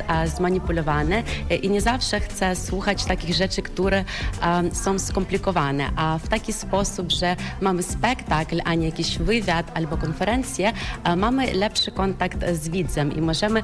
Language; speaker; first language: Polish; non-native, fluent; Ukrainian